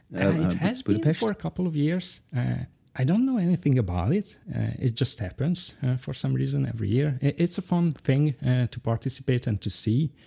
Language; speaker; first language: English; non-native, fluent; Hungarian